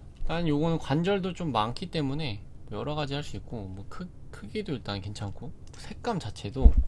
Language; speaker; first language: Korean; native; Korean